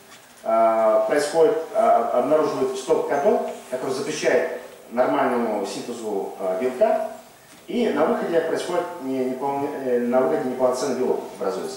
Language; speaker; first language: Russian; native; Russian